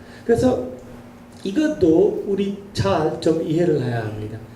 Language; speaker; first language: Korean; non-native, learner; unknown